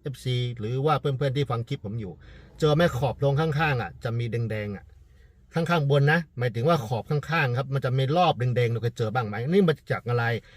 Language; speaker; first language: Thai; non-native, fluent; Chinese